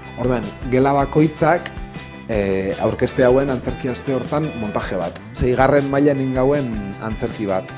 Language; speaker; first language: Basque; native; Basque